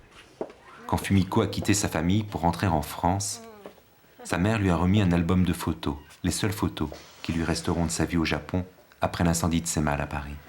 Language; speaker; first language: French; native; French